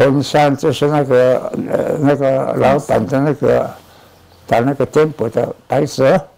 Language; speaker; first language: Chinese; non-native, local second language; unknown